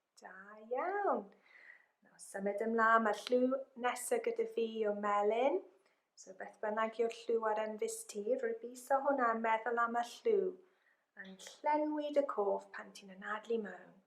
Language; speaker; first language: Welsh; non-native, local second language; English